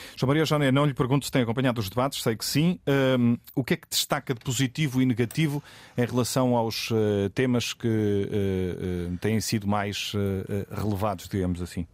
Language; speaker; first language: Portuguese; native; Portuguese